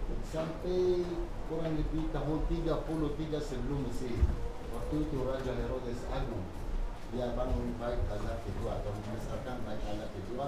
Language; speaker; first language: Indonesian; non-native, fluent; Hebrew